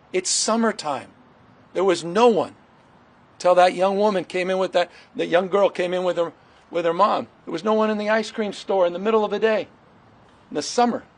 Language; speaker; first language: English; native; English